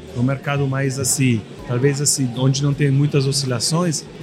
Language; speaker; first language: Portuguese; non-native, fluent; Italian